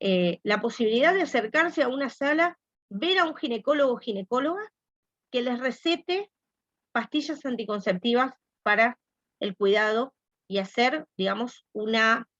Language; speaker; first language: Spanish; native; Spanish